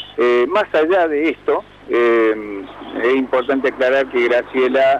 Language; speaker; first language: Spanish; native; Spanish